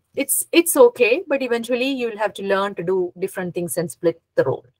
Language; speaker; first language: English; non-native, local second language; Malayalam